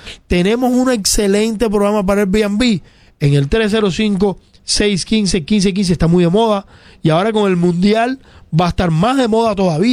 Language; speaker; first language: Spanish; native; Spanish